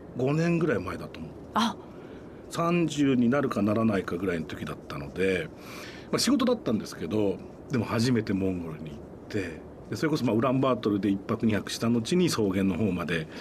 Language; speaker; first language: Japanese; native; Japanese